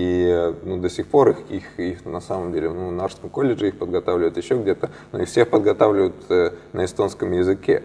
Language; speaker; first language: Russian; native; Russian